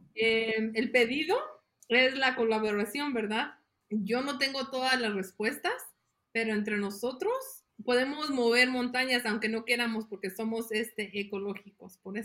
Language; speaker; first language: Spanish; early bilingual, heritage; Spanish